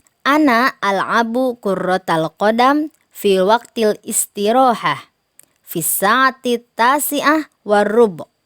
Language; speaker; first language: Arabic; non-native, fluent; Indonesian